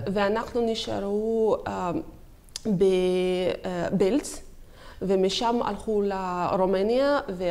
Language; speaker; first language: Hebrew; non-native, learner; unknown